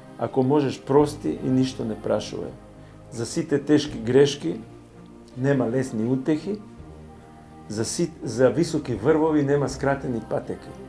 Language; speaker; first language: Macedonian; native; Macedonian